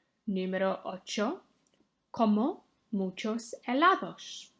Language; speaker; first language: Spanish; non-native, fluent; English